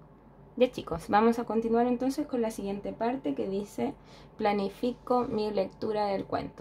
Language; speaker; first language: Spanish; native; Spanish